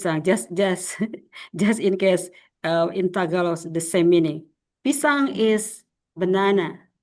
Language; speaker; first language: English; non-native, fluent; Indonesian